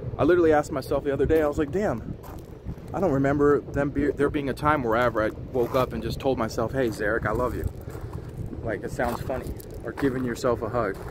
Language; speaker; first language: English; native; English